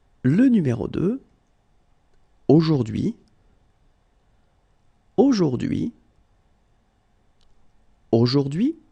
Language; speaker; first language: French; native; French